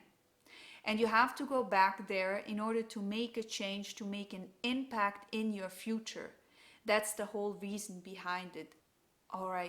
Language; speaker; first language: English; non-native, fluent; German